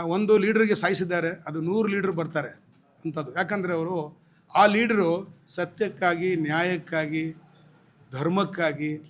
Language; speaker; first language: Kannada; non-native, local second language; Urdu